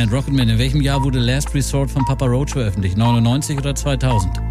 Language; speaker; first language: German; native; German